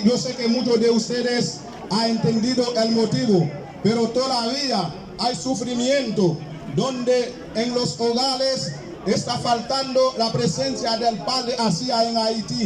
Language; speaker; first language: Spanish; non-native, fluent; Haitian Creole